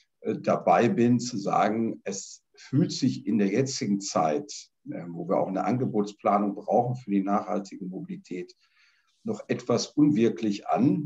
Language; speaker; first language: German; native; German